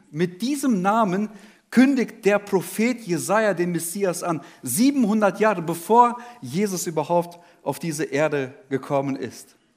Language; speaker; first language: German; early bilingual, other home language; Russian